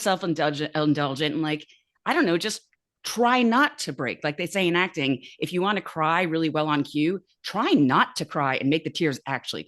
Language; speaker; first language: English; native; English